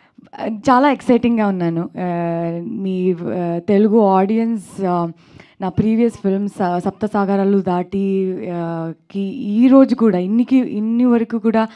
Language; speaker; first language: Telugu; non-native, learner; Kannada